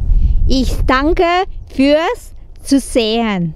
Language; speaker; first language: German; non-native, learner; Thai